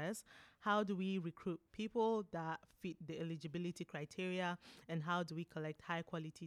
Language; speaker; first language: English; non-native, local second language; French